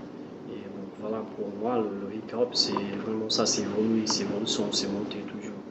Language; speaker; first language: French; non-native, learner; Portuguese